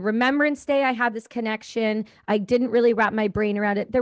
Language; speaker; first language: English; native; English